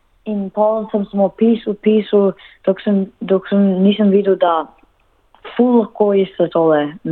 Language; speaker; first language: Slovenian; early bilingual, heritage; Slovenian